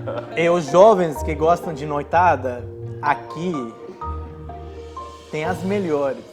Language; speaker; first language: Portuguese; non-native, fluent; Arabic